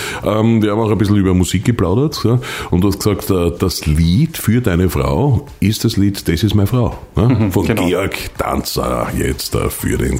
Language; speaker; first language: German; native; German